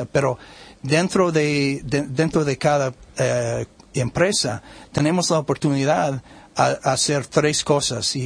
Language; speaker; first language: Spanish; non-native, learner; English